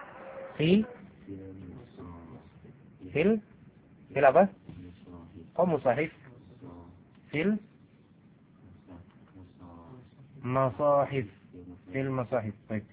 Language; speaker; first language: Arabic; non-native, fluent; Indonesian